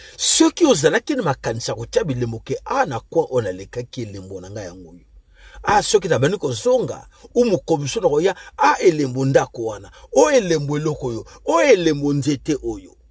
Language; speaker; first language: Lingala; non-native, local second language; Kongo